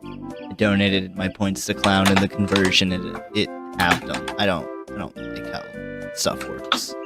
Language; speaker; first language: English; native; English